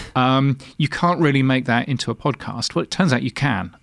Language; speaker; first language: English; native; English